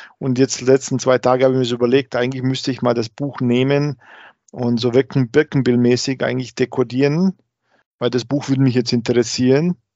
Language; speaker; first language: German; early bilingual, other home language; Croatian